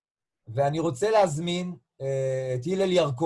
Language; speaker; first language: Hebrew; native; Hebrew